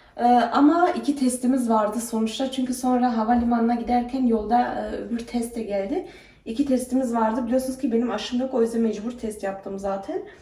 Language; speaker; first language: Turkish; early bilingual, heritage; Turkish